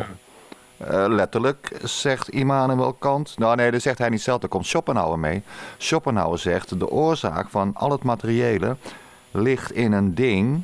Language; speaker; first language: Dutch; native; Dutch